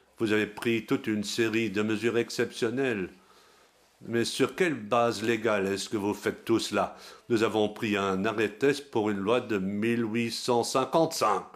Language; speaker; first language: French; non-native, local second language; Luxembourgish